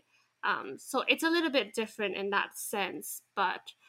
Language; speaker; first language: English; non-native, local second language; Chinese